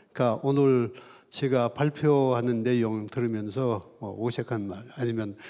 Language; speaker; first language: Korean; non-native, fluent; Russian